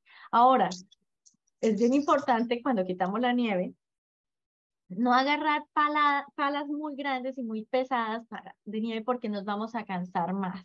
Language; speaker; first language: Spanish; non-native, fluent; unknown